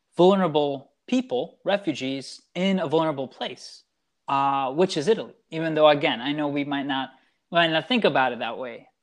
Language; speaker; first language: English; early bilingual, other home language; Italian